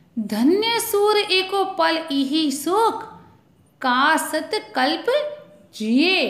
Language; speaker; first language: Hindi; non-native, local second language; Gujarati